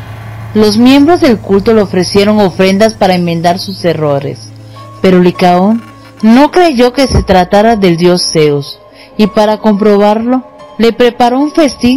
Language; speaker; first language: Spanish; native; Spanish